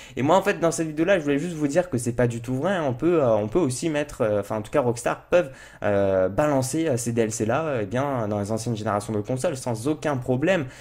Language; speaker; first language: French; native; French